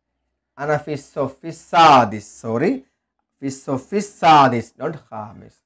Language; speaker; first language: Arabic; non-native, fluent; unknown